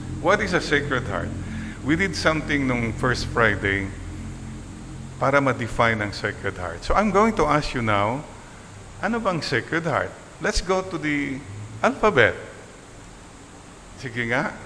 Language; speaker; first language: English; non-native, local second language; Filipino